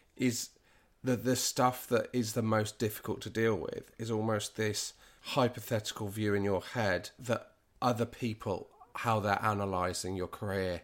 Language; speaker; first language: English; native; English